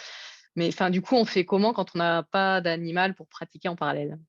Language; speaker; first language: French; native; French